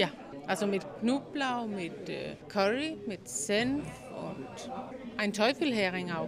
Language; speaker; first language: German; non-native, fluent; Danish